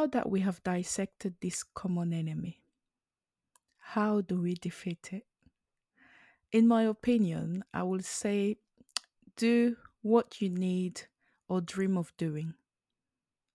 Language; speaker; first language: English; non-native, local second language; French